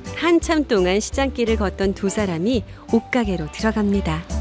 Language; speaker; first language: Korean; native; Korean